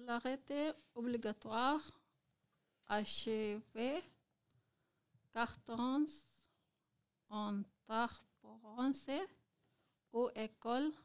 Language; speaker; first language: French; non-native, learner; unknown